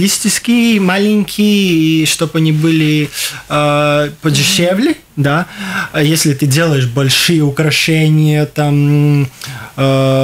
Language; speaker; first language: Russian; non-native, local second language; Latvian